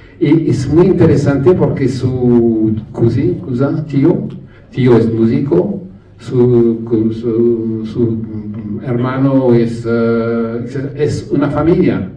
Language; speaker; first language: Spanish; non-native, learner; French